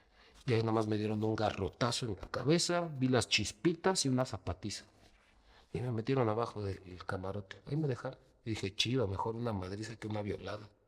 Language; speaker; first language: Spanish; native; Spanish